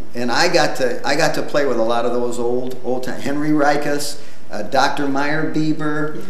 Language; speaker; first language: English; native; English